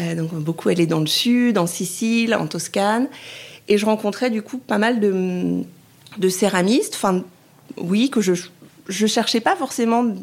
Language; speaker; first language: French; native; French